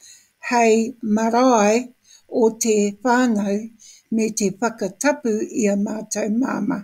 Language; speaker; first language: Māori; non-native, local second language; English